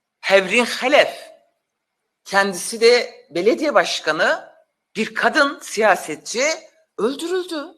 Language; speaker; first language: Turkish; non-native, local second language; Kurdish